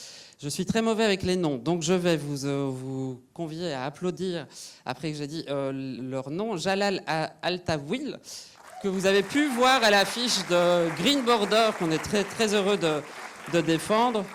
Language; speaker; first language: French; native; French